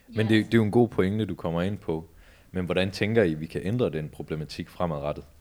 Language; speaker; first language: Danish; early bilingual, other home language; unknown